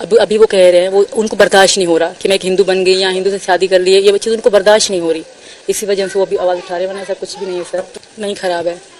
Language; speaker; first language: Urdu; non-native, local second language; Sindhi